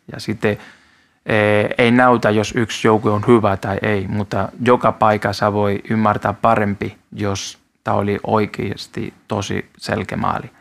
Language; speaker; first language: Finnish; non-native, learner; Spanish